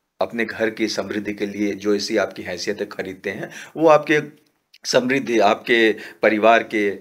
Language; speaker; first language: Hindi; native; Hindi